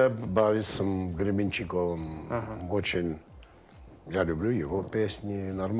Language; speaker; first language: Russian; non-native, local second language; Armenian